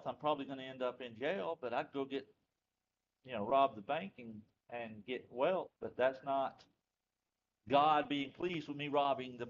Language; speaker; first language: English; native; English